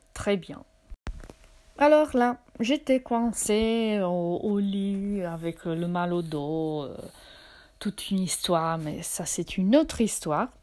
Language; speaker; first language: French; non-native, fluent; Italian